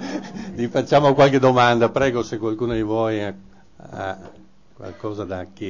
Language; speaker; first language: Italian; native; Italian